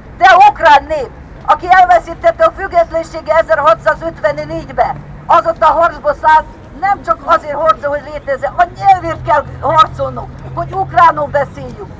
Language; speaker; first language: Hungarian; non-native, fluent; Ukrainian